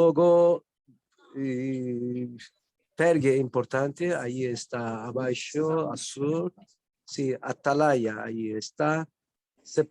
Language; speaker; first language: Portuguese; non-native, learner; Turkish